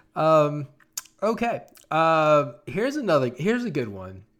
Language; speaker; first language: English; native; English